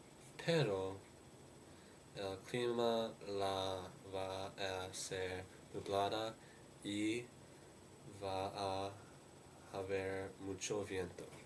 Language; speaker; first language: Spanish; non-native, learner; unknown